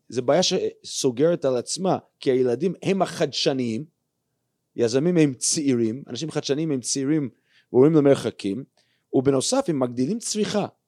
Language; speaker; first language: Hebrew; non-native, fluent; English